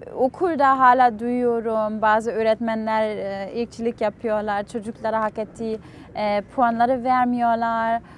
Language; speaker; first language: Turkish; non-native, fluent; German